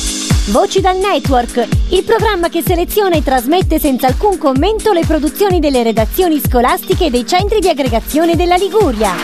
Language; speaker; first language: Italian; native; Italian